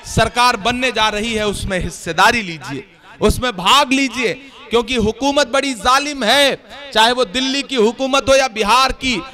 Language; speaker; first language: Hindi; native; Hindi